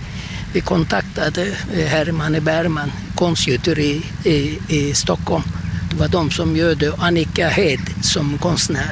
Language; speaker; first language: Swedish; non-native, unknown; Turkish